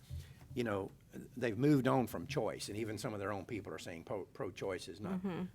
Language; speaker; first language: English; native; English